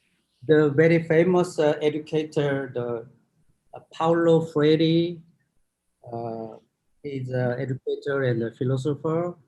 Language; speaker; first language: English; non-native, fluent; Korean